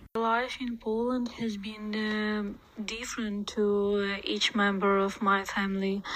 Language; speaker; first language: English; non-native, learner; Ukrainian